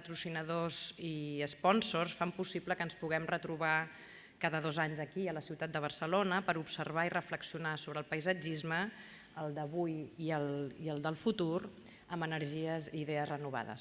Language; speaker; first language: Catalan; native; Catalan